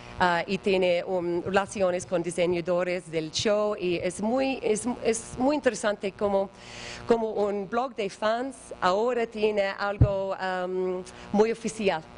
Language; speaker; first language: Spanish; non-native, learner; English